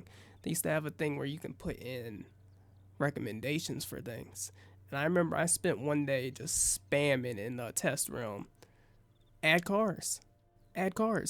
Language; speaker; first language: English; native; English